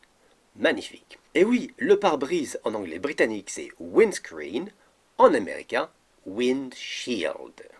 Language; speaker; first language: French; native; French